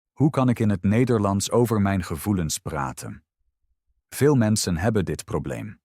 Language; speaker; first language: Dutch; non-native, fluent; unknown